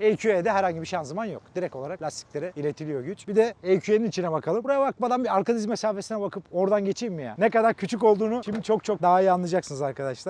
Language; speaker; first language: Turkish; native; Turkish